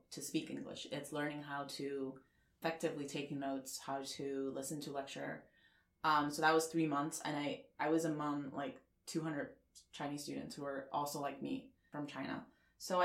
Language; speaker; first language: English; non-native, fluent; Chinese